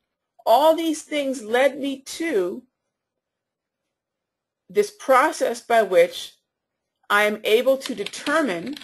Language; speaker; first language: English; native; English